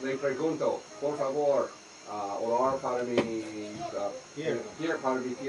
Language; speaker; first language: Spanish; non-native, learner; English